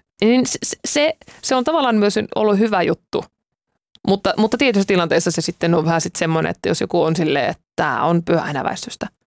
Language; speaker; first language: Finnish; native; Finnish